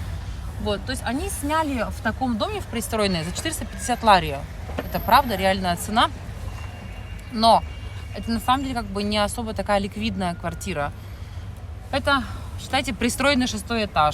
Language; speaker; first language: Russian; native; Russian